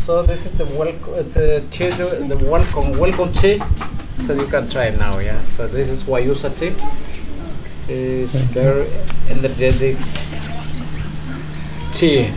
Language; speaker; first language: English; non-native, learner; Spanish